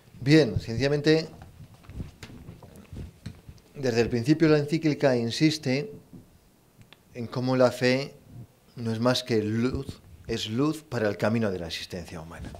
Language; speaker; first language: Spanish; native; Spanish